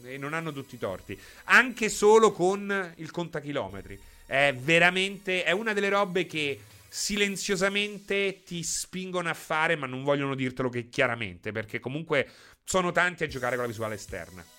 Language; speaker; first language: Italian; native; Italian